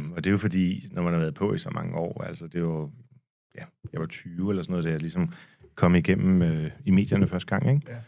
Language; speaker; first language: Danish; native; Danish